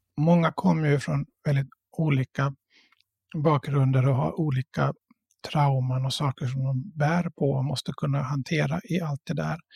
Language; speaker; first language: Swedish; native; Swedish